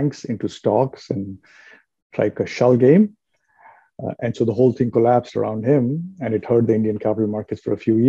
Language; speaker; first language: English; non-native, local second language; Hindi